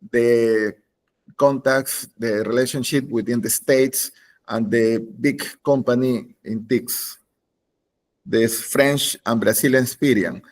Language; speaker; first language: English; non-native, learner; Spanish